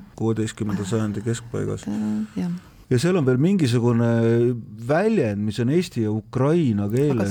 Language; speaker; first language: Estonian; native; Estonian